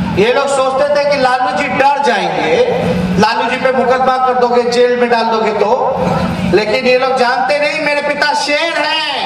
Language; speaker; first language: Hindi; native; Hindi